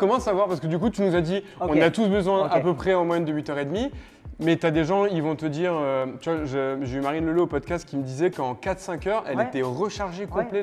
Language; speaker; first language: French; native; French